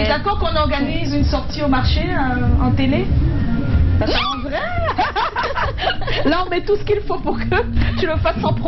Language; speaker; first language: French; native; French